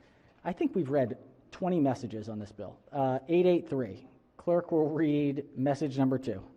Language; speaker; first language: English; native; English